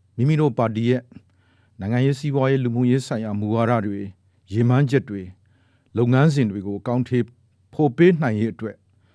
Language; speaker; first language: Burmese; native; Burmese